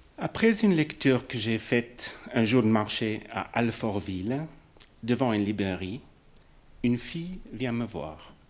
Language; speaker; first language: French; non-native, fluent; English